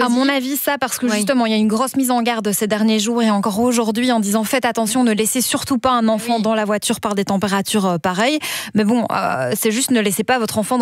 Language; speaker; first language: French; native; French